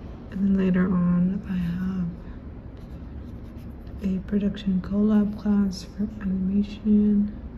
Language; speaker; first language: English; early bilingual, other home language; Spanish